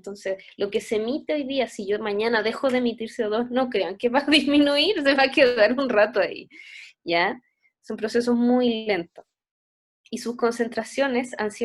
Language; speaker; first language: Spanish; native; Spanish